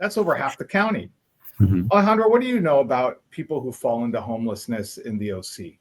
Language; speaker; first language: English; native; English